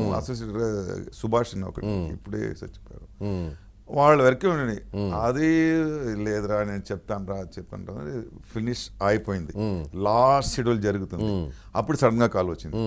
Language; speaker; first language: Telugu; non-native, local second language; Tamil